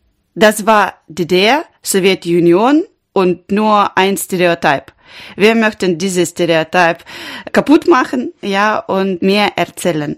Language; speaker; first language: German; non-native, learner; Ukrainian